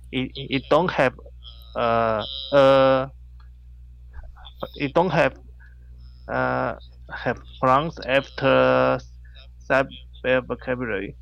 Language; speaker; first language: English; non-native, learner; Chinese